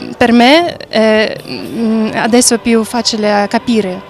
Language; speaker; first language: Italian; non-native, fluent; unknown